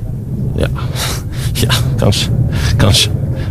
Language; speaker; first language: Norwegian; non-native, fluent; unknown